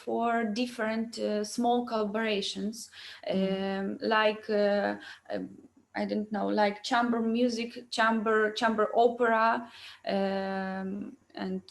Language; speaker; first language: English; non-native, learner; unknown